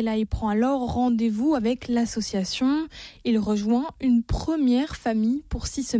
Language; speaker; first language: French; native; French